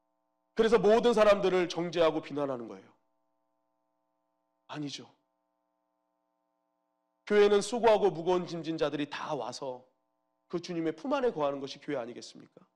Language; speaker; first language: Korean; native; Korean